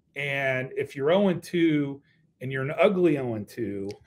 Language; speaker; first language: English; native; English